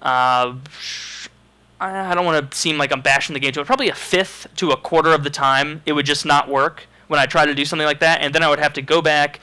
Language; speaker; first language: English; native; English